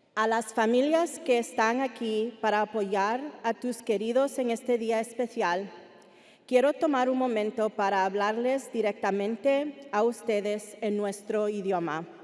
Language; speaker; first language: Spanish; early bilingual, heritage; Spanish